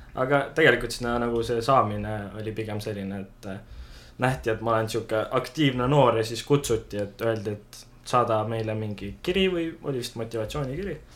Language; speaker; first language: Estonian; native; Estonian